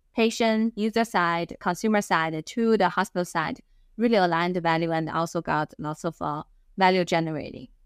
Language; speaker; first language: English; non-native, fluent; Chinese